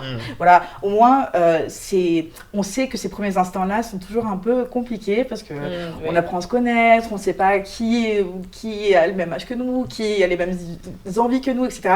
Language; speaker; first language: French; native; French